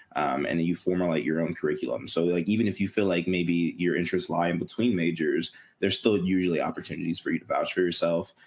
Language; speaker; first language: English; native; English